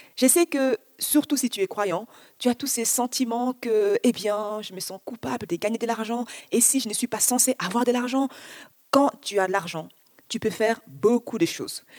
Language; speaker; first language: French; early bilingual, other home language; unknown